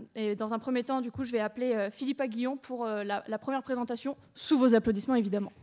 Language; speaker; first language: French; native; French